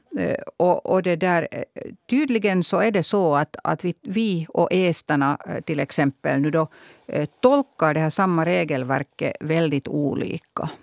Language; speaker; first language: Swedish; native; Swedish